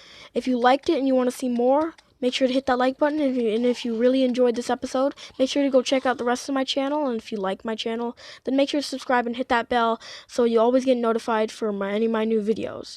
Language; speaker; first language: English; native; English